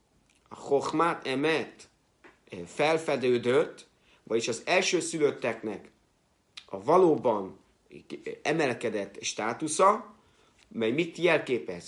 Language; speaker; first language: Hungarian; native; Hungarian